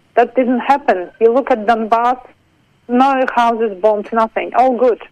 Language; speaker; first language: English; non-native, fluent; Ukrainian